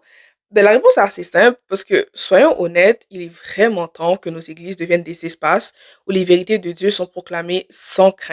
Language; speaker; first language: French; native; French